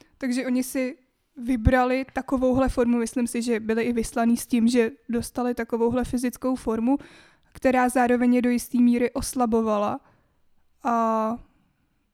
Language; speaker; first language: Czech; native; Czech